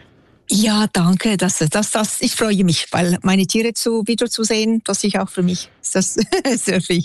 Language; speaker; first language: German; non-native, local second language; French